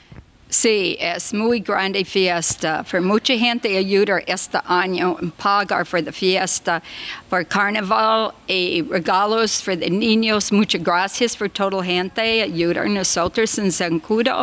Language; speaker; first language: Spanish; non-native, learner; English